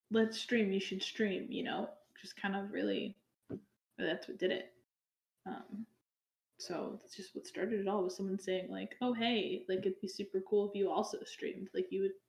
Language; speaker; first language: English; native; English